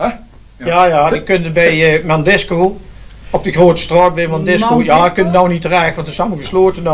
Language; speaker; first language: Dutch; native; Dutch